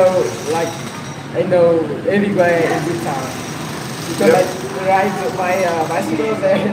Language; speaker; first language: English; non-native, learner; Vietnamese